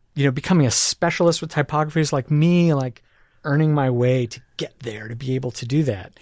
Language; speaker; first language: English; native; English